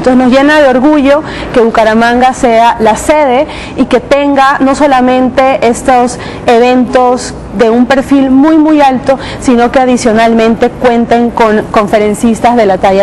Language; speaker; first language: Spanish; native; Spanish